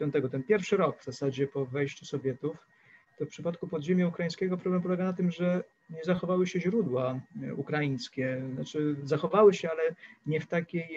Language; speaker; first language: Polish; native; Polish